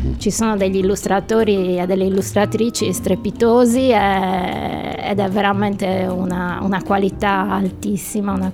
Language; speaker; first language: Italian; native; Italian